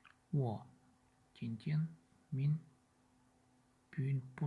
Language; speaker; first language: Chinese; non-native, learner; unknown